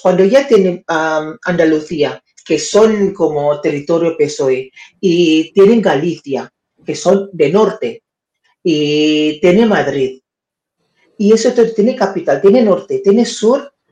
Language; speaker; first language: Spanish; non-native, fluent; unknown